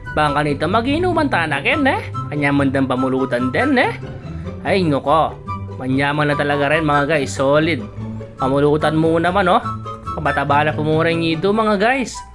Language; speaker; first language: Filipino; non-native, local second language; Pampanga